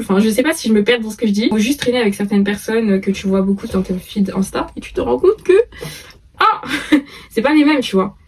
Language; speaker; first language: French; native; French